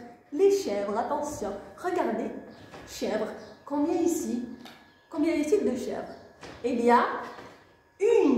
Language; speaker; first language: French; non-native, local second language; Arabic